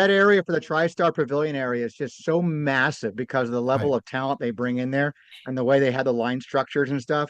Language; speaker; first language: English; native; English